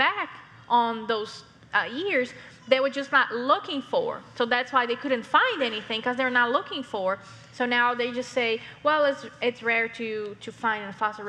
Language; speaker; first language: English; non-native, fluent; Portuguese